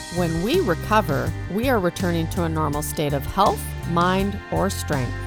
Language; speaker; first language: English; native; English